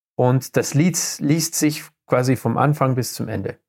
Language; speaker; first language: German; non-native, fluent; English